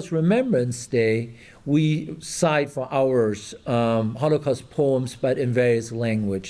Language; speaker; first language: English; non-native, fluent; German